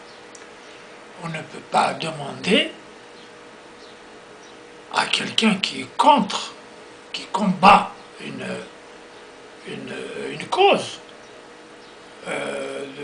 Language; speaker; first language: French; non-native, local second language; Kabyle